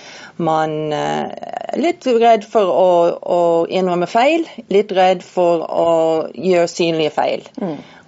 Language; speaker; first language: Norwegian; non-native, fluent; English